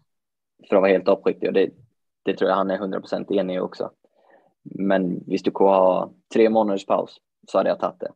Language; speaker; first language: Swedish; native; Swedish